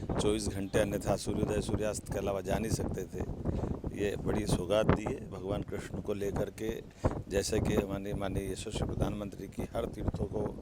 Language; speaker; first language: Hindi; native; Hindi